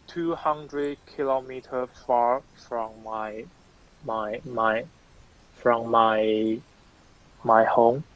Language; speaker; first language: English; non-native, learner; Chinese